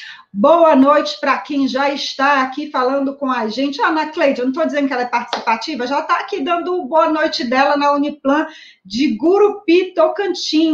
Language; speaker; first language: Portuguese; native; Portuguese